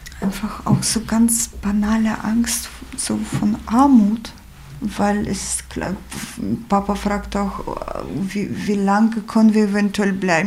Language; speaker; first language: German; non-native, fluent; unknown